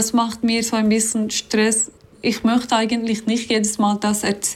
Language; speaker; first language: German; non-native, learner; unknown